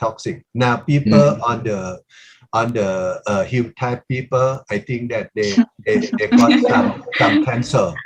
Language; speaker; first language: English; non-native, learner; Thai